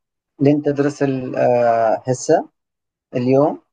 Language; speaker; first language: Arabic; non-native, learner; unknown